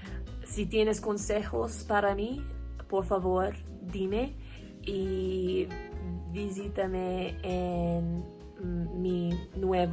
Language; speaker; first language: Spanish; non-native, learner; English